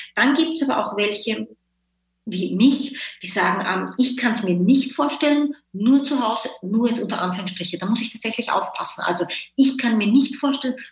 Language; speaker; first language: German; native; German